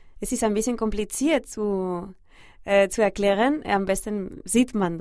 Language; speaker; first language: German; non-native, fluent; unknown